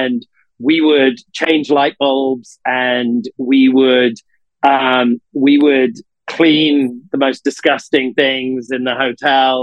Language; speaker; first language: English; native; English